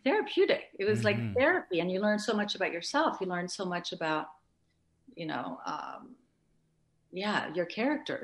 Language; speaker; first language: English; early bilingual, other home language; French